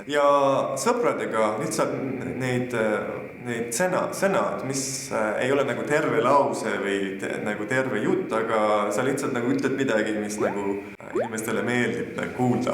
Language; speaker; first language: Estonian; non-native, learner; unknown